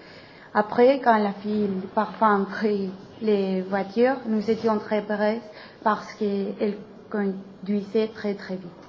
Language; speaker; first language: French; non-native, learner; Spanish